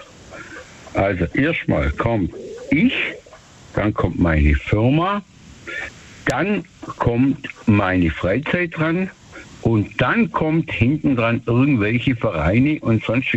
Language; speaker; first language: German; native; German